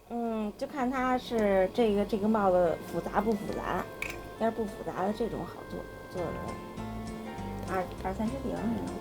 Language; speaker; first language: Chinese; native; Chinese